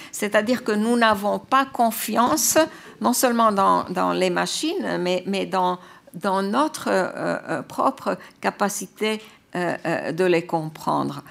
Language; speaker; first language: French; non-native, fluent; Croatian